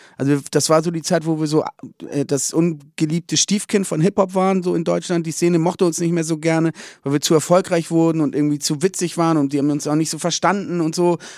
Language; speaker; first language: German; native; German